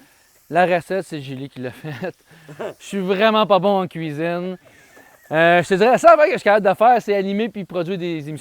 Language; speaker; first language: French; native; French